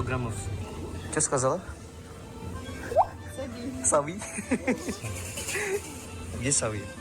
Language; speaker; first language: Russian; non-native, learner; Indonesian